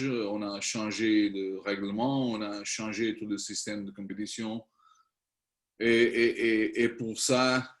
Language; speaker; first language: French; non-native, learner; Spanish